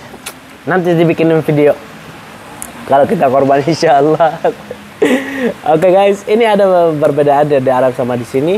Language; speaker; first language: Indonesian; non-native, learner; Arabic